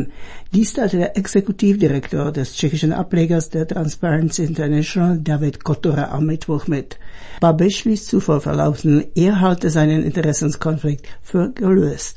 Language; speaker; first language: German; native; German